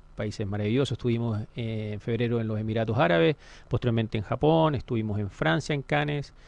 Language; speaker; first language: Spanish; native; Spanish